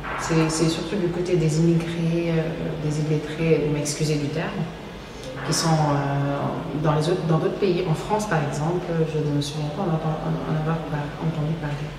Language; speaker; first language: French; non-native, local second language; Wolof